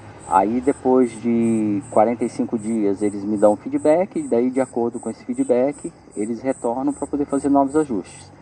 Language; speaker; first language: Portuguese; native; Portuguese